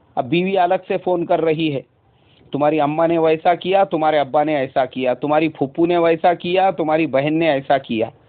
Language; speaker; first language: Urdu; native; Urdu